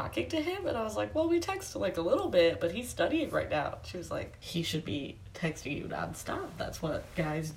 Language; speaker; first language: English; native; English